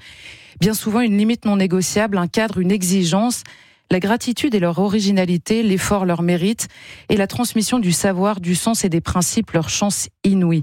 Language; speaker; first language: French; native; French